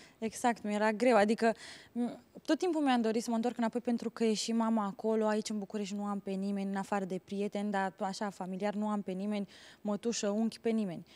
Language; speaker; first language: Romanian; native; Romanian